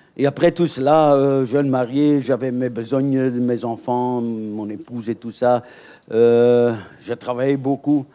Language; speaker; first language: French; native; French